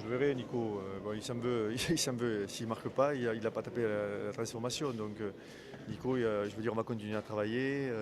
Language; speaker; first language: French; native; French